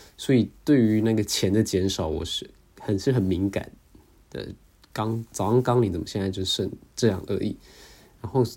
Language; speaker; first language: Chinese; native; Chinese